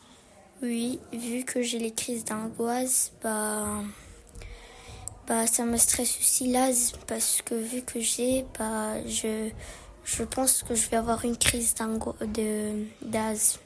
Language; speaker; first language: French; early bilingual, other home language; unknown